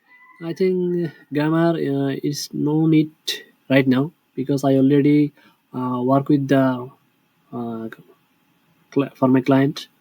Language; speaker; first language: English; non-native, learner; Bangla